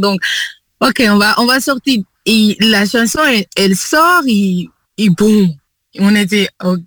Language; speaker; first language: French; non-native, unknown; Kabuverdianu